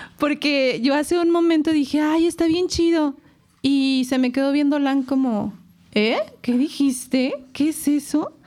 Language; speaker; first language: Spanish; native; Spanish